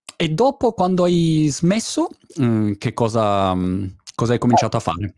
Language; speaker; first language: Italian; native; Italian